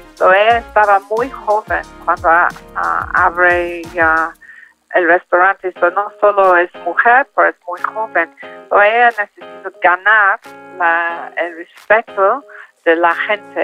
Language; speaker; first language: Spanish; non-native, learner; English